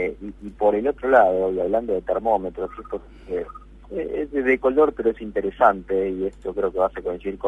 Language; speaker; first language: Spanish; native; Spanish